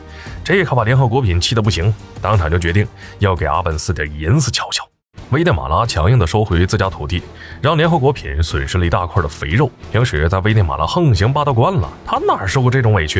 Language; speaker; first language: Chinese; native; Chinese